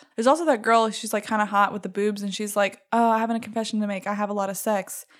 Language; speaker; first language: English; native; English